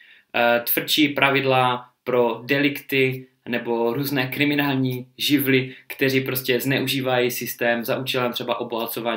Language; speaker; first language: Czech; native; Czech